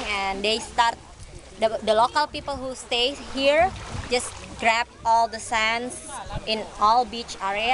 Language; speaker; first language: English; non-native, learner; Indonesian